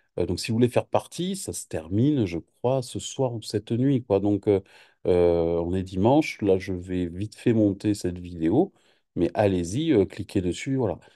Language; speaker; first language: French; native; French